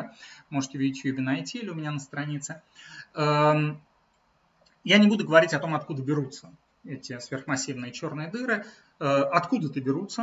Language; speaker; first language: Russian; native; Russian